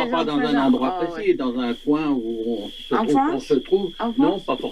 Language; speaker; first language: French; native; French